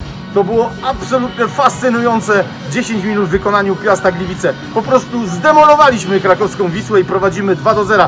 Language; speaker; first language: Polish; native; Polish